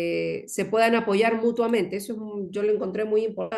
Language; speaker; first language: Spanish; native; Spanish